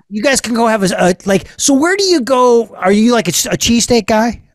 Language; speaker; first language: English; native; English